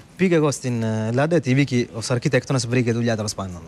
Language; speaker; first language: Greek; non-native, learner; Italian